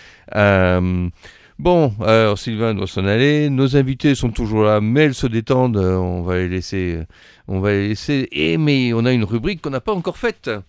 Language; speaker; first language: French; native; French